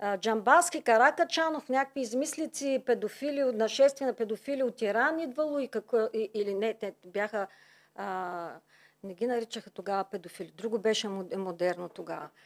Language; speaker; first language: Bulgarian; native; Bulgarian